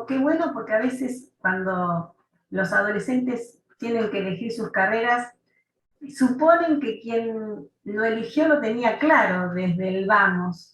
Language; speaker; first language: Spanish; native; Spanish